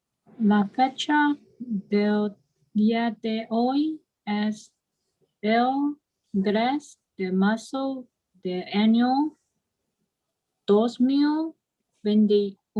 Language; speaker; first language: Spanish; non-native, learner; English